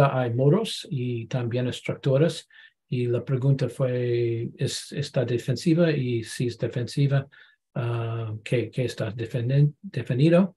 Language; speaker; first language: Spanish; non-native, learner; English